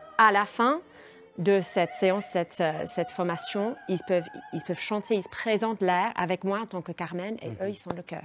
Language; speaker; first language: French; non-native, fluent; English